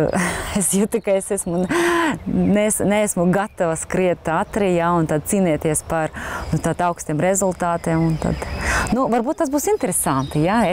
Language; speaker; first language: Latvian; non-native, local second language; Russian